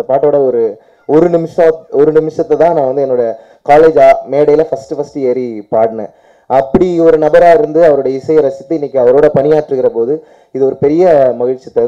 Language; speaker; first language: Tamil; native; Tamil